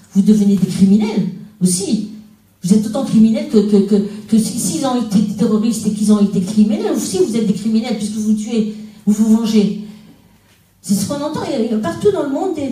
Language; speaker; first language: French; non-native, local second language; Arabic